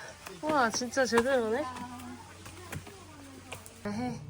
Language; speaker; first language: Korean; native; Korean